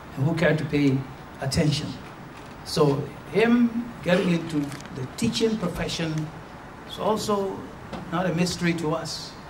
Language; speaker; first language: English; non-native, local second language; Akan